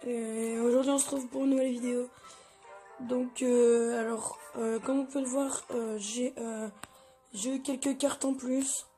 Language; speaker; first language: French; native; French